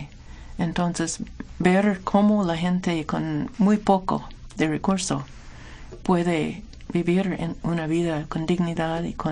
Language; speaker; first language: Spanish; non-native, fluent; English